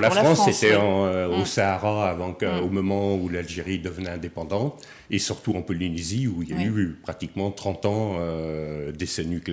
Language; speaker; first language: French; native; French